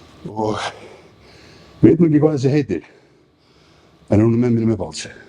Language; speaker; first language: Icelandic; native; Icelandic